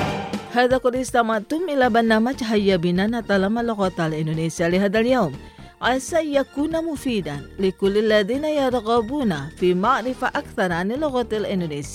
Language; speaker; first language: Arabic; non-native, learner; Indonesian